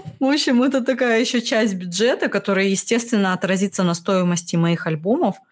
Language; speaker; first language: Russian; native; Russian